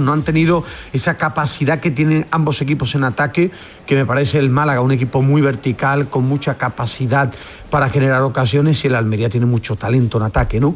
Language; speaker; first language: Spanish; native; Spanish